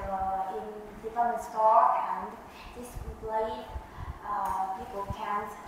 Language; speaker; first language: English; non-native, learner; Vietnamese